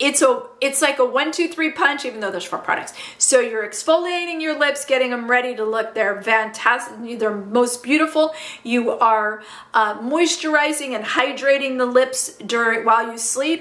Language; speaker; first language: English; native; English